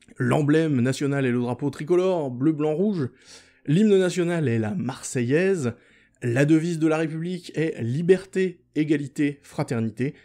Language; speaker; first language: French; native; French